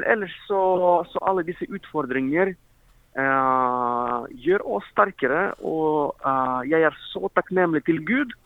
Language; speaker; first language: Norwegian; non-native, fluent; Ukrainian